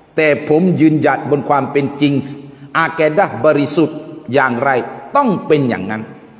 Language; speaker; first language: Thai; non-native, local second language; Malay